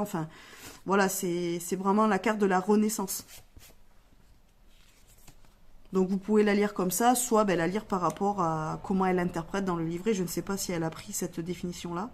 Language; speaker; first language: French; native; French